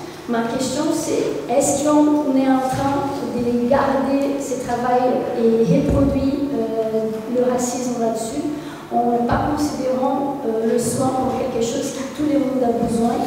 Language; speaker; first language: French; non-native, fluent; Portuguese